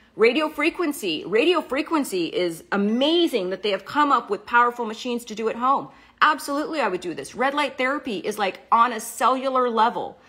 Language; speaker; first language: English; native; English